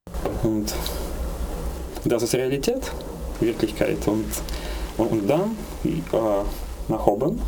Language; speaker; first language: German; non-native, learner; Russian